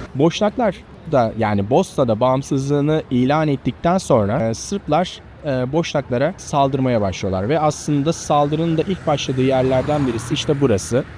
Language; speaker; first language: Turkish; native; Turkish